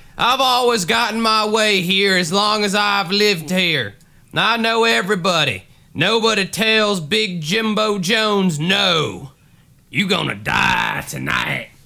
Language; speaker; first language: English; native; English